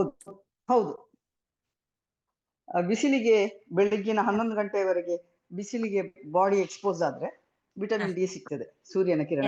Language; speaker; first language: Kannada; native; Kannada